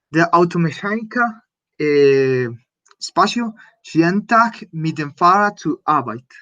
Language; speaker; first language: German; non-native, fluent; Spanish